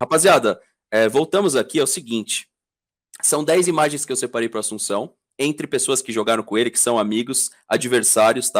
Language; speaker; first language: Portuguese; native; Portuguese